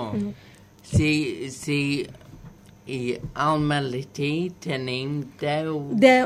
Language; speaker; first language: Catalan; non-native, learner; English